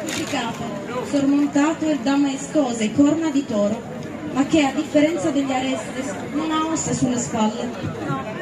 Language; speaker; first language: Italian; native; Italian